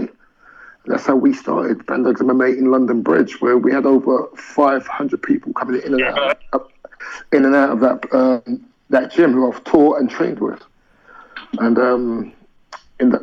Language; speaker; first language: English; native; English